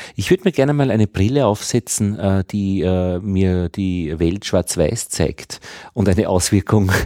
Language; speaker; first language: German; native; German